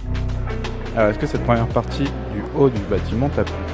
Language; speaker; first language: French; native; French